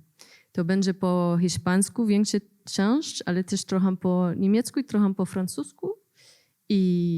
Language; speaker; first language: Polish; non-native, learner; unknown